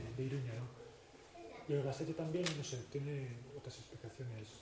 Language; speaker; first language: Spanish; non-native, local second language; Basque